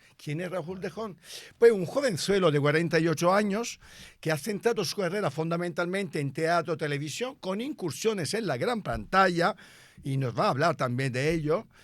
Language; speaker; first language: Spanish; non-native, fluent; Italian